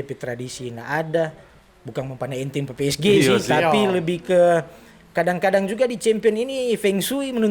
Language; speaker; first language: Indonesian; non-native, local second language; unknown